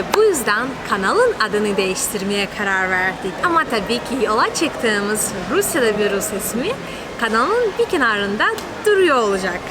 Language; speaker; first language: Turkish; non-native, fluent; Russian